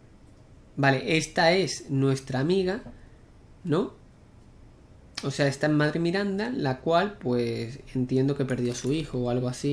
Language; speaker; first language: Spanish; native; Spanish